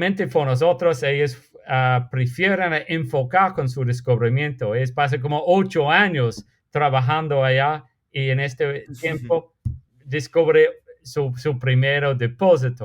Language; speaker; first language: Spanish; non-native, fluent; English